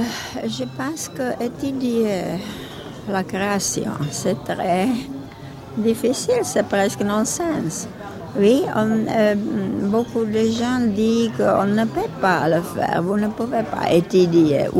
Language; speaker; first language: French; non-native, fluent; Czech